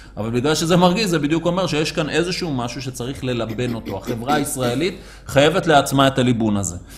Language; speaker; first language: Hebrew; native; Hebrew